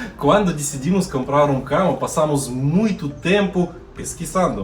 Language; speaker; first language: Portuguese; non-native, learner; Russian